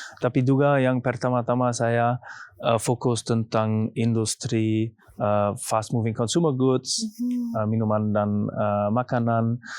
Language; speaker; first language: Indonesian; non-native, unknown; German